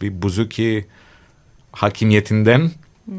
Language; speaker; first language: Turkish; non-native, fluent; Greek